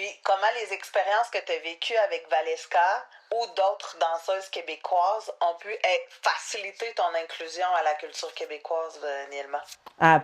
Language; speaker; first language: French; native; French